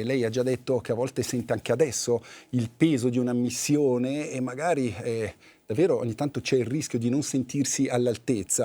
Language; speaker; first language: Italian; native; Italian